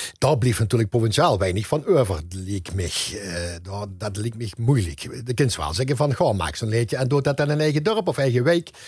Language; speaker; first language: Dutch; non-native, local second language; Limburgish